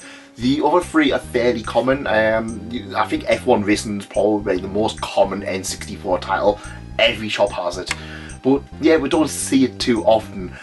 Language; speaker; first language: English; native; English